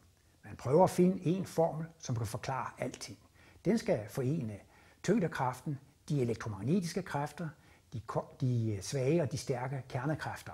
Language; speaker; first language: Danish; native; Danish